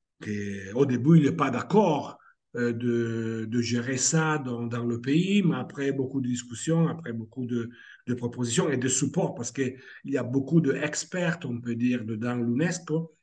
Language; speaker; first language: French; non-native, fluent; Italian